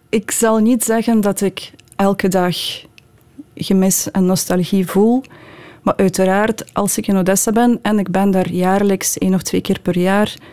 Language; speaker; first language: Dutch; non-native, fluent; Ukrainian